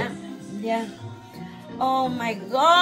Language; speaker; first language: English; non-native, learner; Vietnamese